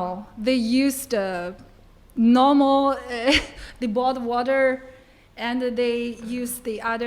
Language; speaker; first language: English; non-native, learner; Chinese